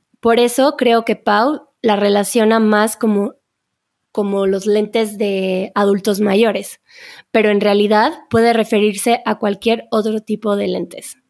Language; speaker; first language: Spanish; native; Spanish